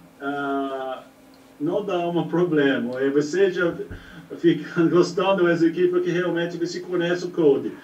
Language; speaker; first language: Portuguese; non-native, learner; English